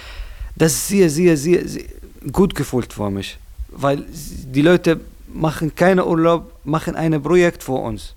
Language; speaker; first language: German; non-native, learner; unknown